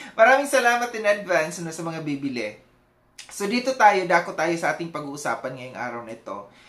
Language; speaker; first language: Filipino; non-native, local second language; Cebuano